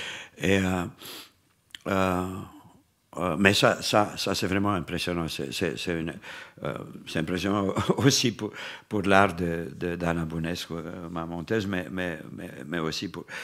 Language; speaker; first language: French; non-native, fluent; Romanian